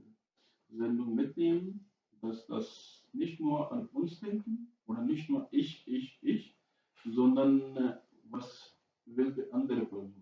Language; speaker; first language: German; non-native, fluent; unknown